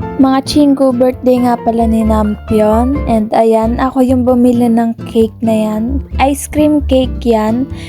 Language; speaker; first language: Filipino; native; Filipino